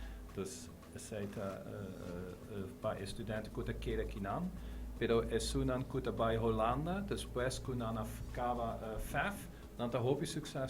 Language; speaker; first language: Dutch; non-native, local second language; Papiamento